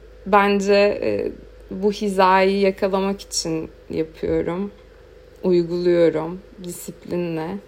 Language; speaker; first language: Turkish; native; Turkish